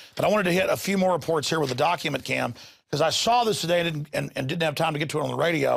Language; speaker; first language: English; native; English